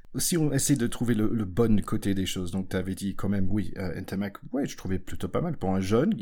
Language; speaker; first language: French; non-native, fluent; English